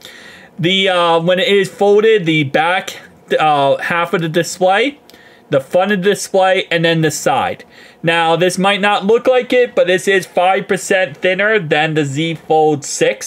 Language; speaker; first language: English; native; English